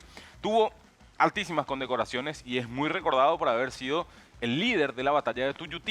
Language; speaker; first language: Spanish; native; Spanish